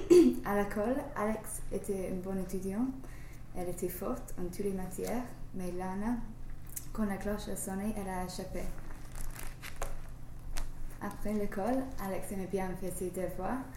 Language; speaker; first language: French; non-native, fluent; English